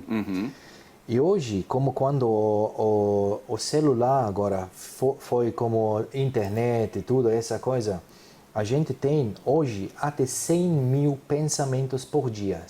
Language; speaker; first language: Portuguese; non-native, fluent; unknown